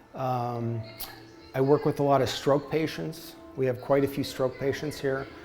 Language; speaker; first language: English; native; English